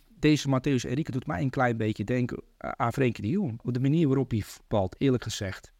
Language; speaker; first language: Dutch; early bilingual, other home language; Turkish